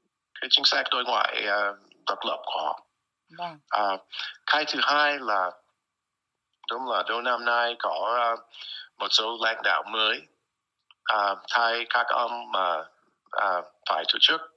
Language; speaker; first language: Vietnamese; non-native, fluent; English